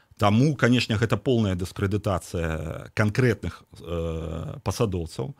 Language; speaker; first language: Belarusian; native; Belarusian